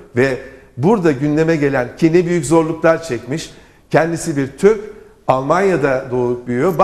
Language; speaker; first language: Turkish; native; Turkish